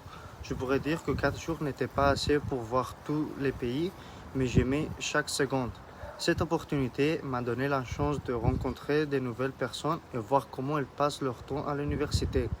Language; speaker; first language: French; early bilingual, other home language; Greek